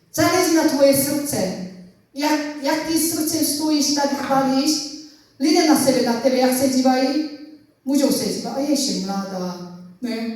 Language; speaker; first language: Czech; non-native, learner; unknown